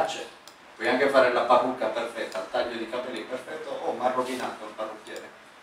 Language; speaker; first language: Italian; native; Italian